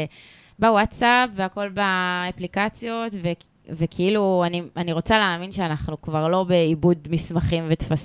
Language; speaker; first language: Hebrew; native; Hebrew